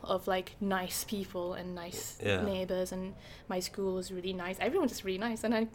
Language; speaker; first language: English; non-native, local second language; Malay